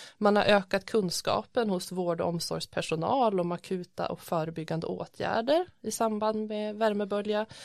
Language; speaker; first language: Swedish; native; Swedish